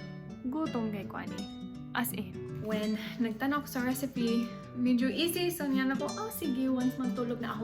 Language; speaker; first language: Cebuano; non-native, local second language; English